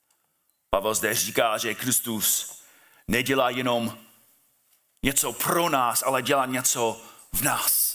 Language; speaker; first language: Czech; non-native, fluent; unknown